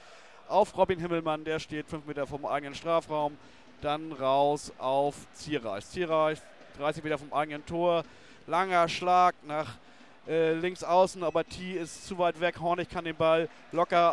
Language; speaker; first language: German; native; German